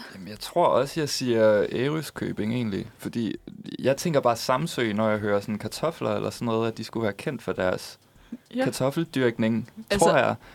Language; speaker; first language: Danish; native; Danish